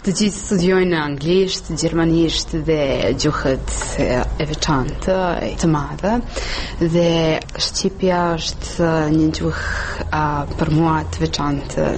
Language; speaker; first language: Albanian; non-native, learner; Serbian